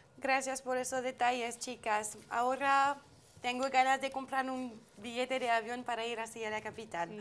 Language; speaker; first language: Spanish; non-native, fluent; French